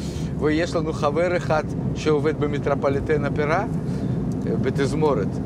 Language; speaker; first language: Hebrew; non-native, fluent; Russian